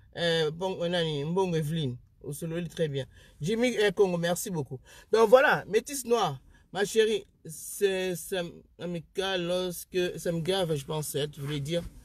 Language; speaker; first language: French; non-native, local second language; Lingala